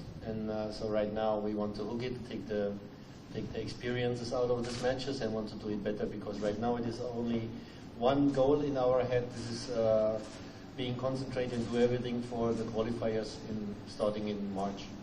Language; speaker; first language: English; non-native, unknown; German